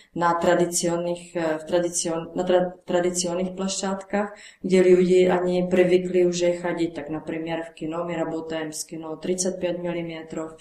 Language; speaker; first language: Russian; non-native, learner; Czech